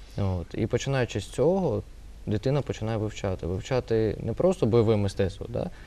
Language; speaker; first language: Ukrainian; non-native, local second language; Russian